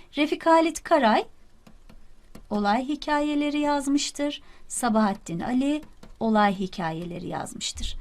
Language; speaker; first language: Turkish; native; Turkish